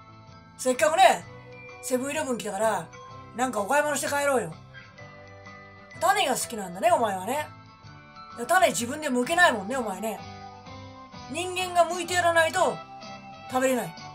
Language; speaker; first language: Japanese; native; Japanese